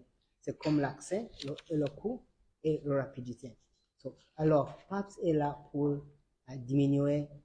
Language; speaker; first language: French; non-native, learner; Arabic